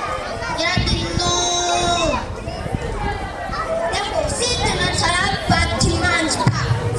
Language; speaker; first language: French; non-native, learner; Kinyarwanda